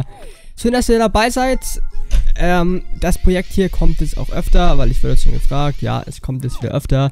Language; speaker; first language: German; native; German